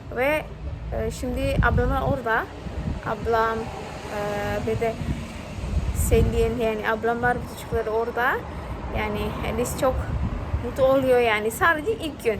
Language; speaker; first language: Turkish; non-native, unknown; Indonesian